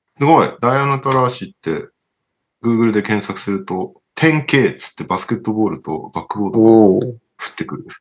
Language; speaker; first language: Japanese; early bilingual, heritage; Japanese